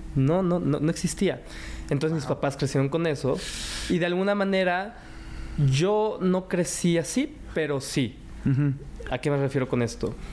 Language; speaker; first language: Spanish; early bilingual, other home language; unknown